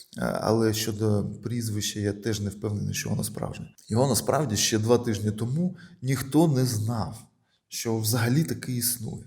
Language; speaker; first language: Ukrainian; non-native, local second language; Russian